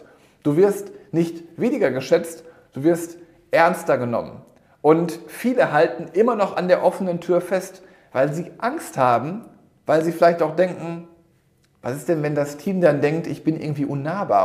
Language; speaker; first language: German; native; German